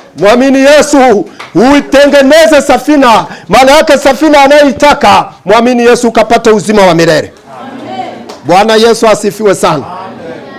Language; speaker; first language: Swahili; native; Swahili